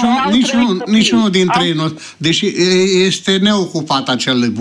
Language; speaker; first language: Romanian; native; Romanian